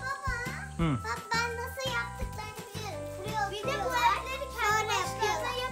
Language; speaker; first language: Turkish; early bilingual, heritage; Turkish